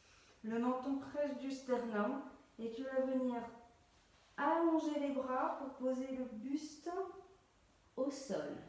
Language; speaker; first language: French; native; French